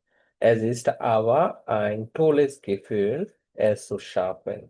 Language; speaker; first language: German; non-native, fluent; Bangla